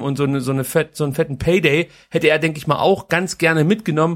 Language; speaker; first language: German; native; German